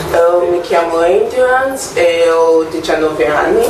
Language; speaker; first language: Italian; non-native, learner; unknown